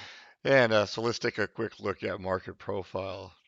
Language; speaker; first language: English; native; English